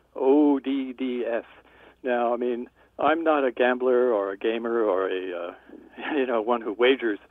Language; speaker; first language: English; native; English